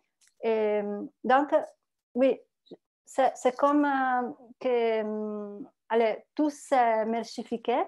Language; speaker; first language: French; non-native, learner; Italian